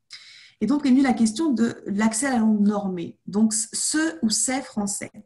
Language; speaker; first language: French; native; French